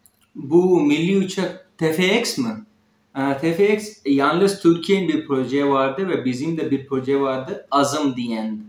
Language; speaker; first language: Turkish; non-native, fluent; Urdu